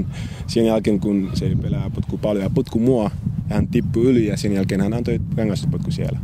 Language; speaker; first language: Finnish; non-native, learner; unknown